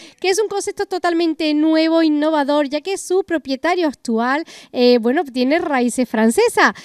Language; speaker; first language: Spanish; native; Spanish